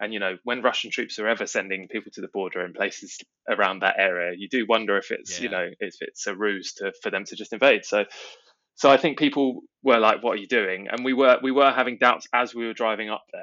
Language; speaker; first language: English; native; English